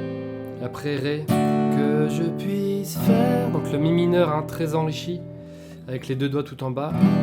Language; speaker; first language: French; native; French